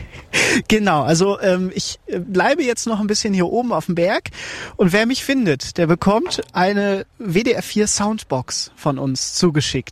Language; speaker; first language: German; native; German